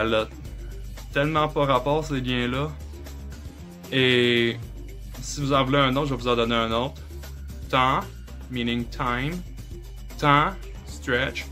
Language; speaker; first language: French; native; French